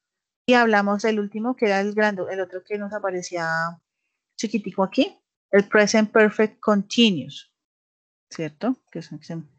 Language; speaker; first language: Spanish; native; Spanish